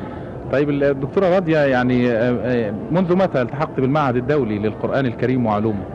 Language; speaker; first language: Arabic; native; Arabic